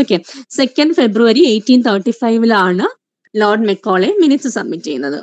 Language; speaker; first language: Malayalam; native; Malayalam